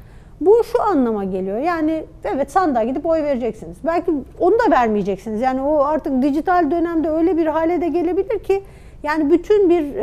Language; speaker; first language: Turkish; native; Turkish